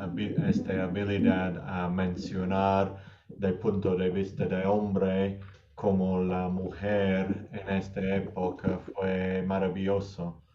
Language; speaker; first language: Spanish; non-native, learner; English